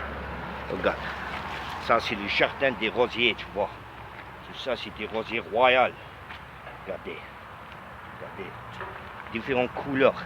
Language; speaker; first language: French; non-native, local second language; Arabic